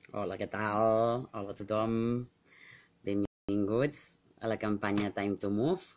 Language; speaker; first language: Catalan; native; Catalan